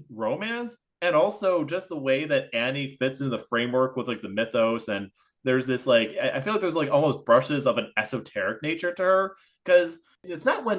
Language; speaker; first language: English; native; English